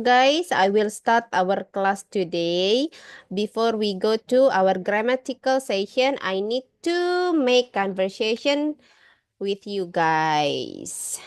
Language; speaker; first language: English; non-native, learner; Indonesian